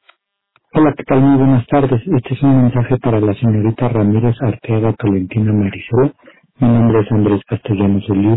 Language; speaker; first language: Spanish; native; Spanish